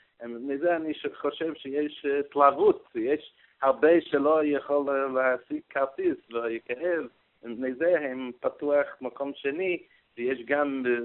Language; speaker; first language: Hebrew; non-native, learner; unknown